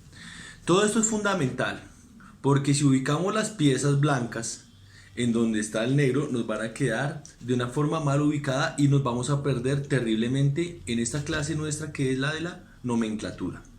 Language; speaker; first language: Spanish; native; Spanish